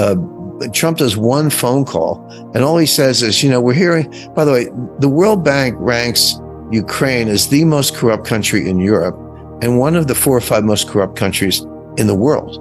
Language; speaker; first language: English; native; English